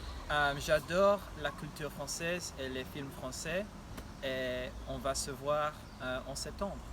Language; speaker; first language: French; non-native, fluent; English